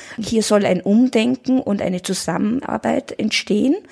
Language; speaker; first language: German; native; German